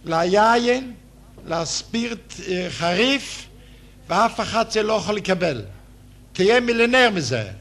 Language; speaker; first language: Hebrew; non-native, fluent; Yiddish